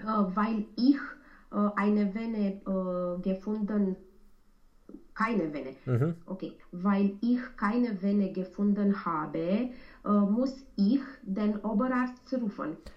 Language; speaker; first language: German; non-native, learner; Romanian